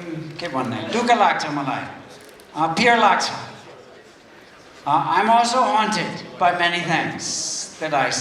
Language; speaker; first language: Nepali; non-native, fluent; English